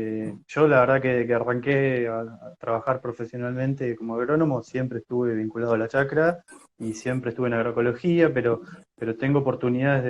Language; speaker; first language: Spanish; native; Spanish